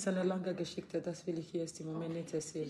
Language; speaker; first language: German; non-native, learner; English